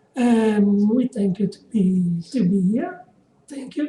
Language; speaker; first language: English; non-native, learner; Italian